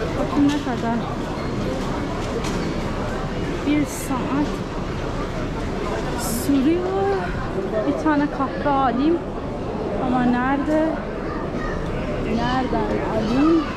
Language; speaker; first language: Turkish; non-native, learner; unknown